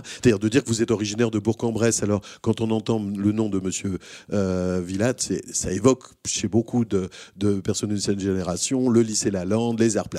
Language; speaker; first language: French; native; French